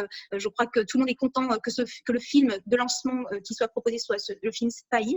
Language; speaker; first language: French; native; French